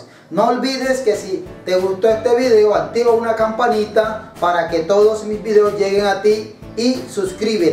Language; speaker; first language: Spanish; native; Spanish